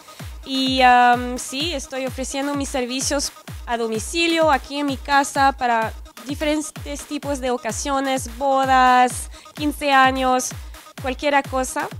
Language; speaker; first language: Spanish; non-native, fluent; French